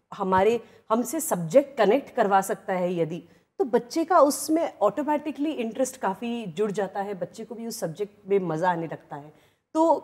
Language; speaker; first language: Hindi; native; Hindi